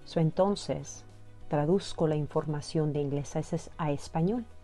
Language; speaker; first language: Spanish; early bilingual, heritage; Spanish